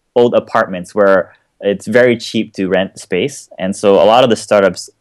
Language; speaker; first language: English; native; English